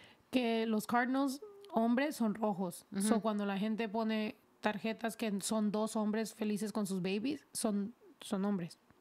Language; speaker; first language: Spanish; early bilingual, heritage; Spanish